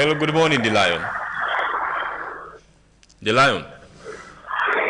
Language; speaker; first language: English; non-native, local second language; Krio